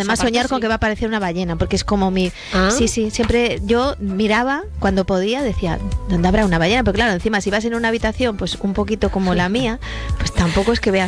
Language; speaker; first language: Spanish; native; Spanish